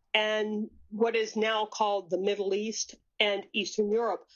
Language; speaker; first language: English; native; English